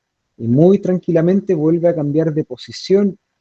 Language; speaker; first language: Spanish; native; Spanish